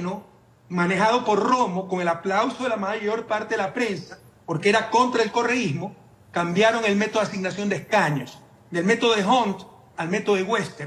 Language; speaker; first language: Spanish; native; Spanish